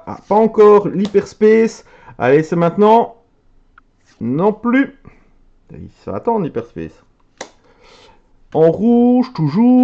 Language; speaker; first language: French; native; French